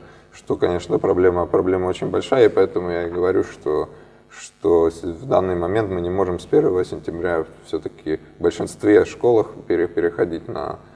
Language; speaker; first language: Russian; native; Russian